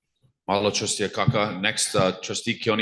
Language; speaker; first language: English; native; English